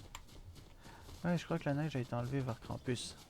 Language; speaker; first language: French; native; French